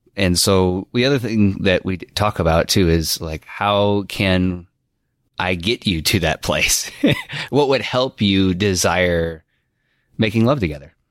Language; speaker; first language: English; native; English